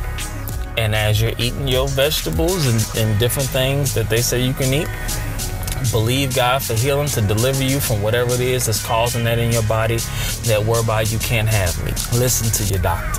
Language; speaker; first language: English; native; English